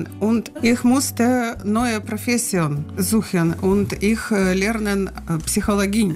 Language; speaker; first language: German; non-native, learner; Russian